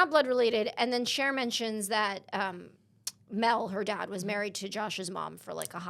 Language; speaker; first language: English; native; English